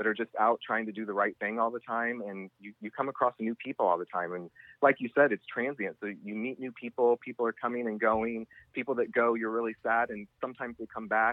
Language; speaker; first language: English; native; English